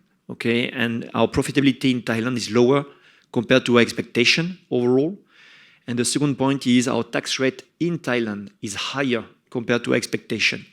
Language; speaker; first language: English; non-native, fluent; French